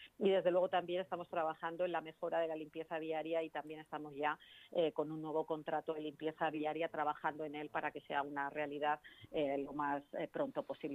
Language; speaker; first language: Spanish; native; Spanish